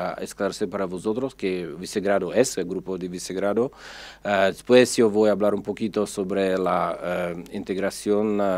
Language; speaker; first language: Spanish; non-native, fluent; Czech